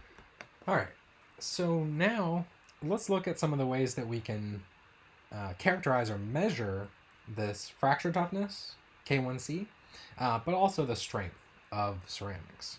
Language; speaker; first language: English; native; English